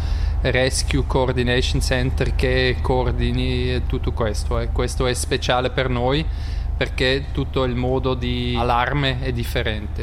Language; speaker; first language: Italian; non-native, local second language; German